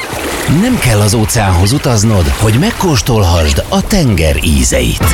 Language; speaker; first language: Hungarian; native; Hungarian